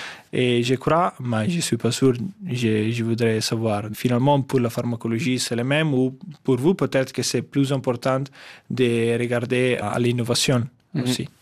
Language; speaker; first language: French; non-native, fluent; Italian